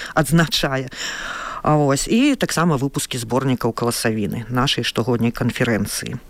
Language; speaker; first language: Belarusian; native; Belarusian